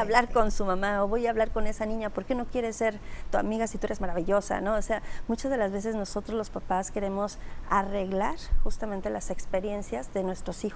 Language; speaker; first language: Spanish; native; Spanish